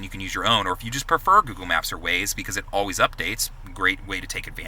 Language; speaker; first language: English; native; English